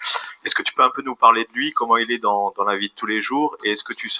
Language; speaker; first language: French; native; French